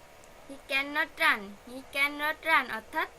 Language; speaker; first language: English; non-native, fluent; Bangla